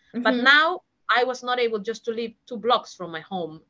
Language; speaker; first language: English; non-native, fluent; Spanish